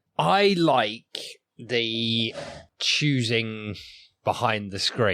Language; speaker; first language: English; native; English